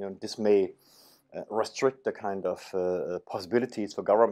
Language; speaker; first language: English; non-native, fluent; German